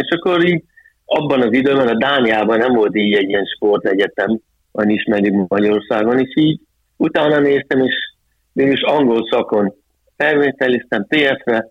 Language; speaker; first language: Hungarian; early bilingual, heritage; Hungarian